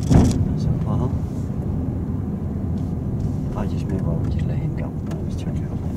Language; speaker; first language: English; native; English